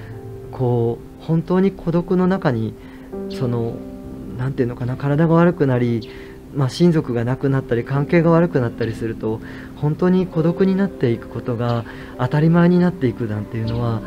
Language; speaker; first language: Japanese; native; Japanese